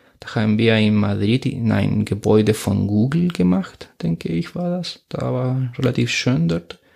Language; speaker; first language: German; non-native, fluent; Spanish